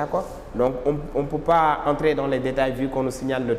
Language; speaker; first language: French; non-native, local second language; Wolof